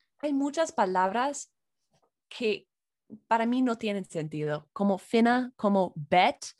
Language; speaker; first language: Spanish; non-native, fluent; English